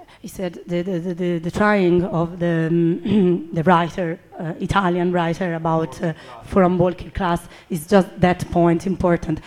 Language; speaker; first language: English; non-native, fluent; Italian